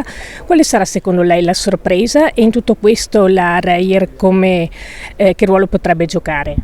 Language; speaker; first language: Italian; native; Italian